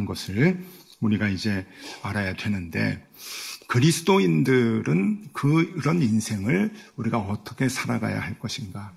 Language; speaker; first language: Korean; native; Korean